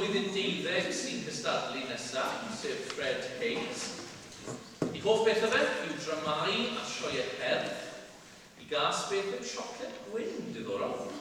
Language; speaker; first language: Welsh; native; Welsh